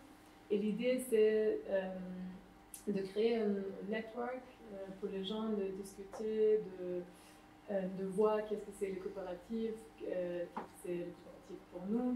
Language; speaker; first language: French; non-native, fluent; Dutch